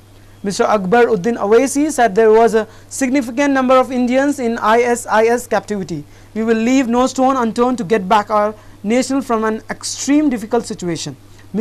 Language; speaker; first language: English; non-native, local second language; Urdu